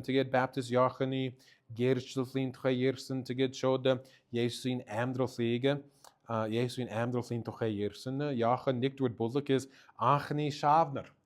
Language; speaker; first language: Mongolian; non-native, learner; English